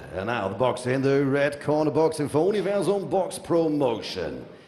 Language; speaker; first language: English; non-native, fluent; German